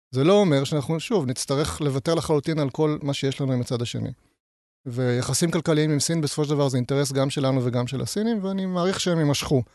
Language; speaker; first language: Hebrew; native; Hebrew